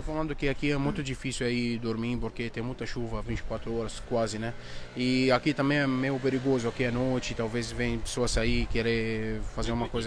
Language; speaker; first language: Portuguese; non-native, fluent; Arabic